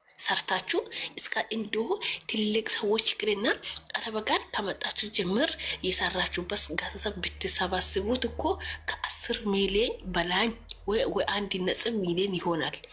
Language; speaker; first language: Amharic; native; Amharic